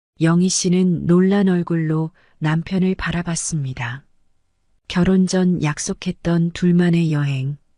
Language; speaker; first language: Korean; native; Korean